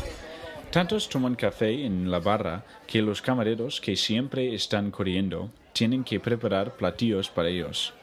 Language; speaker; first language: Spanish; non-native, learner; English